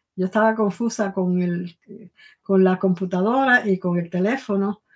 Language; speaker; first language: Spanish; native; Spanish